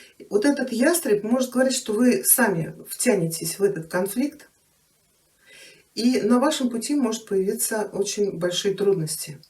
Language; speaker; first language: Russian; native; Russian